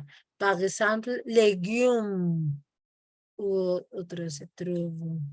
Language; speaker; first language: French; non-native, fluent; Spanish